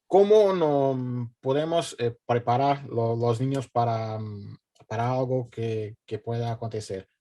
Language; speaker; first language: Spanish; non-native, learner; Portuguese